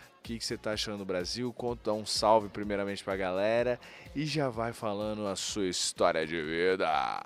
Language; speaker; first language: Portuguese; native; Portuguese